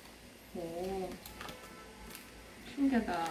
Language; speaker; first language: Korean; non-native, fluent; Russian